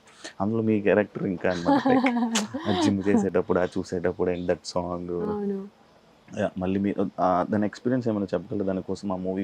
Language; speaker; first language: Telugu; native; Telugu